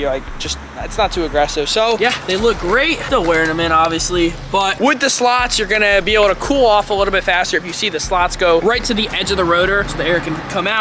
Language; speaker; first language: English; native; English